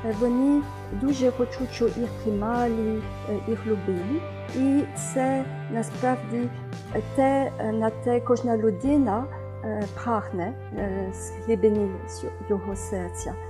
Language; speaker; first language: Ukrainian; non-native, fluent; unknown